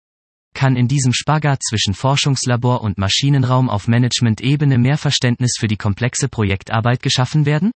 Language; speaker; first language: German; native; German